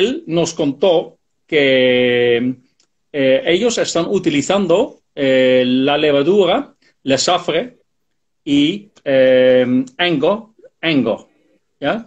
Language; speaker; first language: Spanish; non-native, fluent; Dutch